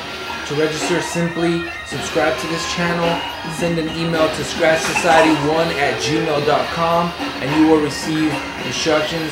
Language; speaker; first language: English; native; English